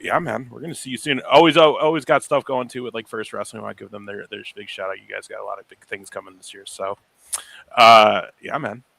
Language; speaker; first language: English; native; English